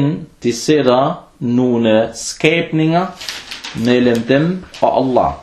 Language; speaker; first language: Danish; non-native, fluent; Arabic